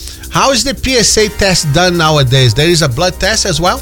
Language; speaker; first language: English; non-native, fluent; Portuguese